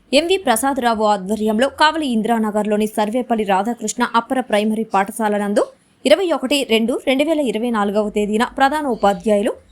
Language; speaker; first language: Telugu; native; Telugu